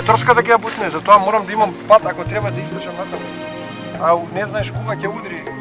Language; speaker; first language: Macedonian; native; Macedonian